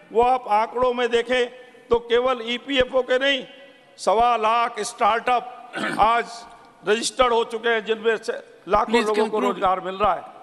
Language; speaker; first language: Hindi; native; Hindi